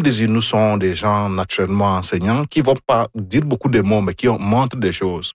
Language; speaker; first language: French; non-native, fluent; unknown